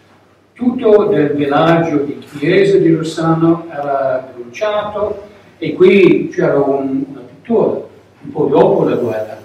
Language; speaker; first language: Italian; non-native, learner; English